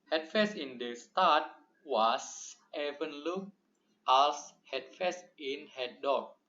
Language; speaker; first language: Dutch; non-native, learner; Indonesian